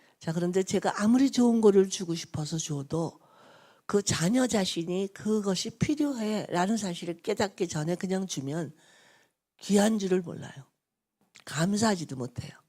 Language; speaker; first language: Korean; native; Korean